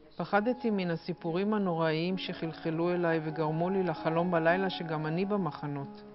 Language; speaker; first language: Hebrew; native; Hebrew